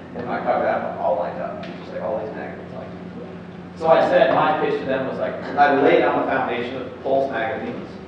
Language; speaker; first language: English; native; English